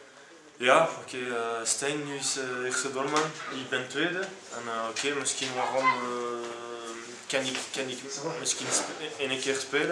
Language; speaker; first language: Dutch; non-native, local second language; French